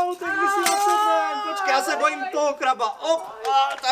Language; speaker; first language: Czech; native; Czech